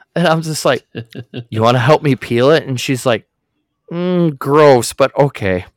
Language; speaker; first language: English; native; English